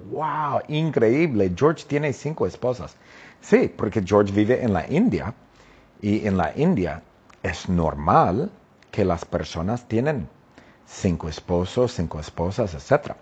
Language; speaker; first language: Spanish; non-native, fluent; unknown